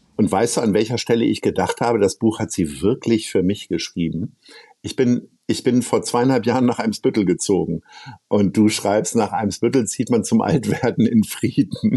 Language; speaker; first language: German; native; German